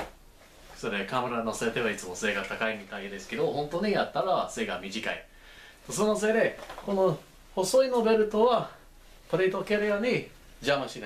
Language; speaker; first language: Japanese; non-native, fluent; English